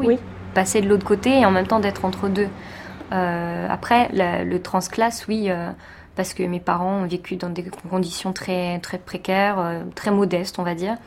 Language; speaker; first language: French; early bilingual, other home language; Tamil